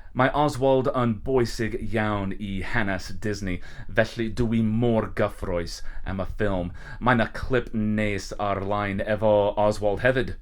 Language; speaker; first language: Welsh; non-native, learner; English